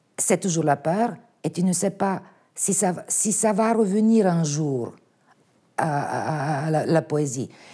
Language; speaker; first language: French; non-native, fluent; Bulgarian